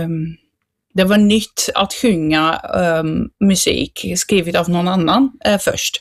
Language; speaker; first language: Swedish; non-native, fluent; Dutch